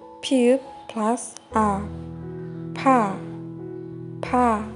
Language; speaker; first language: Korean; native; Korean